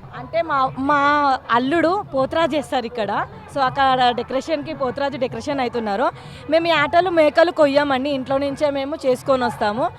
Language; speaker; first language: Telugu; native; Telugu